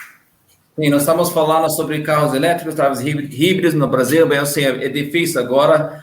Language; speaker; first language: Portuguese; non-native, learner; English